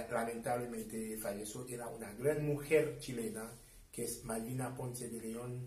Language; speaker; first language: Spanish; non-native, fluent; Haitian Creole